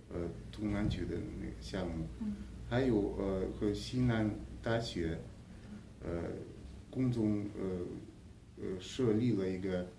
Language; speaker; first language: Chinese; non-native, fluent; Hungarian